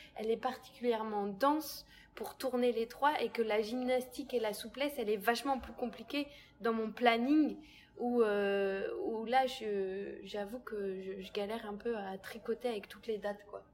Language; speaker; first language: French; native; French